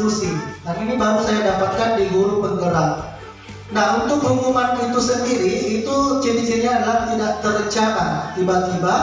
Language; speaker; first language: Indonesian; native; Indonesian